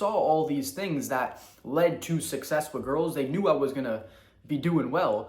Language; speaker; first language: English; native; English